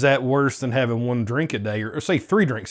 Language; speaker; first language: English; native; English